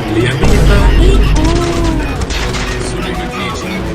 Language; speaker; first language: Chinese; non-native, learner; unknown